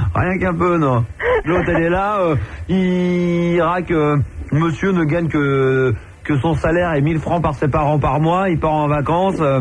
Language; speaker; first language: French; native; French